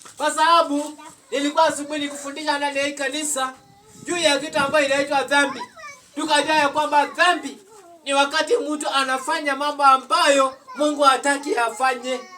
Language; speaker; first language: Swahili; non-native, local second language; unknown